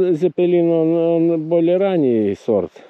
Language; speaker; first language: Russian; non-native, fluent; Lithuanian